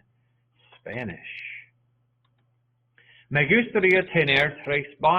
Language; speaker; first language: Spanish; non-native, fluent; English